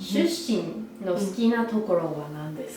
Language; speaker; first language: Japanese; non-native, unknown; English